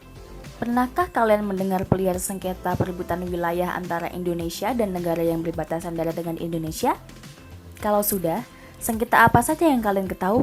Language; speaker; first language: Indonesian; native; Indonesian